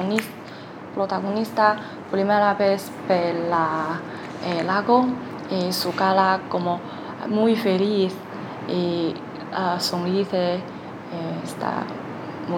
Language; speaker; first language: Spanish; non-native, learner; Chinese